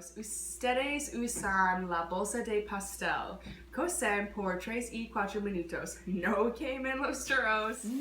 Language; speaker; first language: Spanish; non-native, learner; English